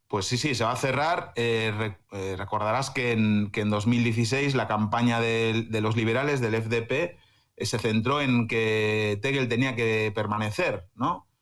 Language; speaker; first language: Spanish; native; Spanish